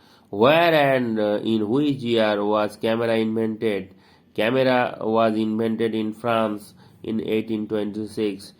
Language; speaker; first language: English; non-native, local second language; Bangla